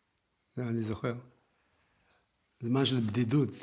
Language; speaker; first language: Hebrew; early bilingual, other home language; Yiddish